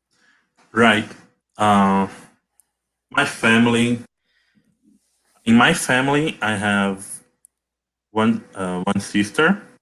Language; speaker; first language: English; non-native, learner; Portuguese